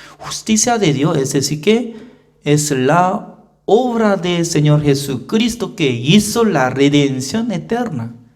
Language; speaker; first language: Spanish; non-native, fluent; Korean